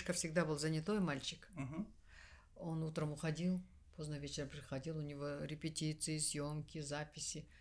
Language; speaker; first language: Russian; non-native, local second language; Kazakh